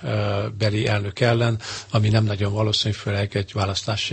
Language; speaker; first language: Hungarian; native; Hungarian